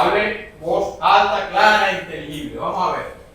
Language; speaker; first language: Spanish; native; Spanish